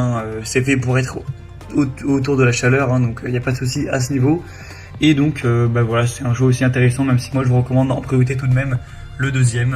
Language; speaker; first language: French; native; French